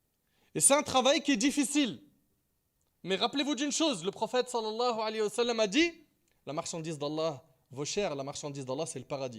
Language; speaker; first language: French; native; French